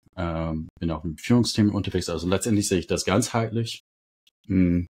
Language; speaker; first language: German; non-native, fluent; English